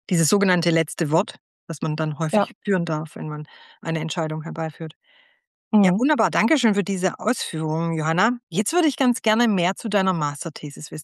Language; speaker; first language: German; native; German